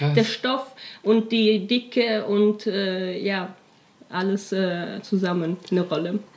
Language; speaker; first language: German; native; German